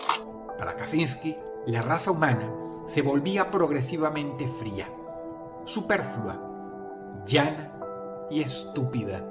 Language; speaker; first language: Spanish; native; Spanish